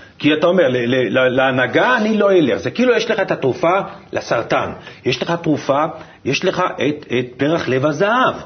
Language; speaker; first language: Hebrew; native; Hebrew